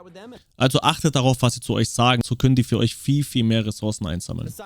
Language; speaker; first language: German; native; German